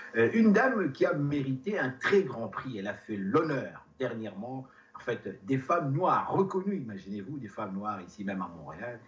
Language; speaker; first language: French; non-native, local second language; Lingala